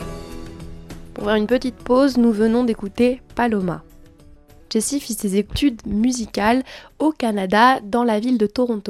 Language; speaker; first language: French; native; French